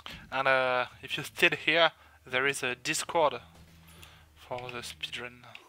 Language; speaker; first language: English; non-native, learner; French